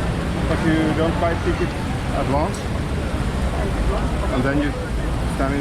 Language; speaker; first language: English; non-native, learner; Swedish